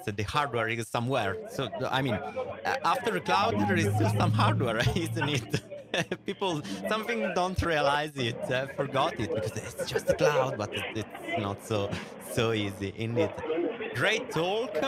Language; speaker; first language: English; non-native, fluent; Italian